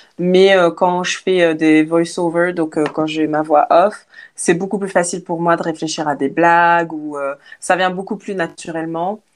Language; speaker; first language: French; native; French